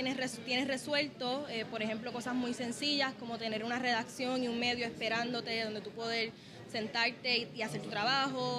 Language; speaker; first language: Spanish; native; Spanish